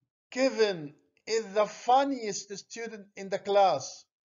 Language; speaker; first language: English; non-native, fluent; Arabic